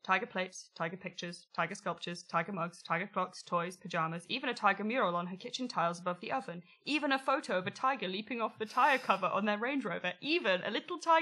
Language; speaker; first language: English; native; English